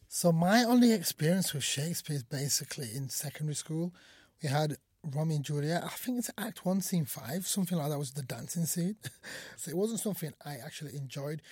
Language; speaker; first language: English; early bilingual, other home language; Somali